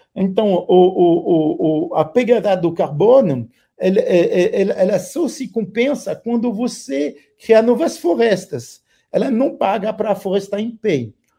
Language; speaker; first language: Portuguese; non-native, fluent; French